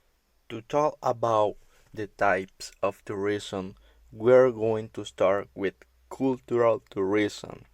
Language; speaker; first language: English; non-native, learner; Spanish